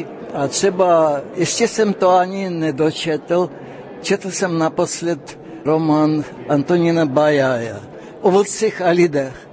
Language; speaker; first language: Czech; non-native, fluent; Russian